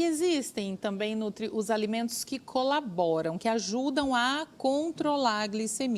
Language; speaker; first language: Portuguese; native; Portuguese